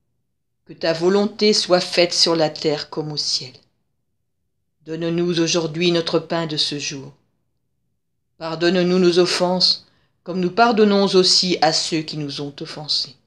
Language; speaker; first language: French; native; French